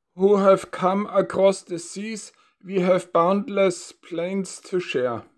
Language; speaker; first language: English; non-native, fluent; German